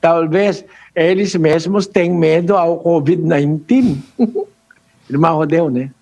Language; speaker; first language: Portuguese; non-native, learner; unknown